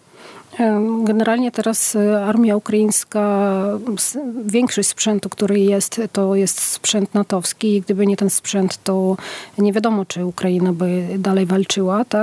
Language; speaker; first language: Polish; non-native, fluent; Ukrainian